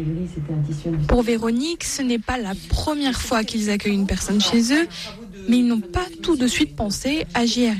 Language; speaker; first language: French; native; French